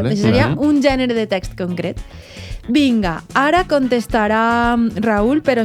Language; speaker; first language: Catalan; native; Catalan